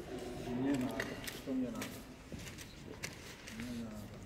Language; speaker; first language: Russian; non-native, learner; Slovenian